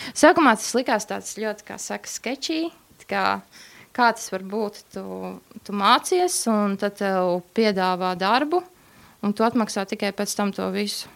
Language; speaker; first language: Latvian; native; Latvian